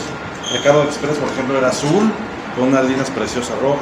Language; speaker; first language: Spanish; native; Spanish